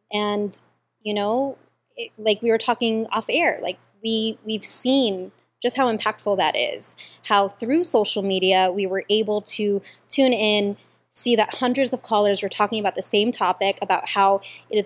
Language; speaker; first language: English; native; English